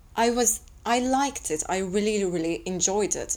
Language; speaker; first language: English; non-native, fluent; Latvian